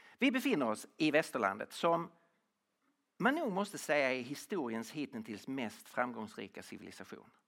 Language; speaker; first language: Swedish; native; Swedish